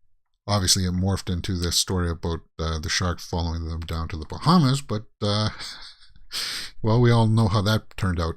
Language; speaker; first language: English; native; English